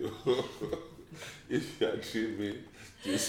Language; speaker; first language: English; non-native, local second language; Yoruba